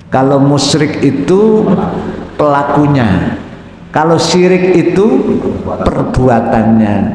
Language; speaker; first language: Indonesian; native; Indonesian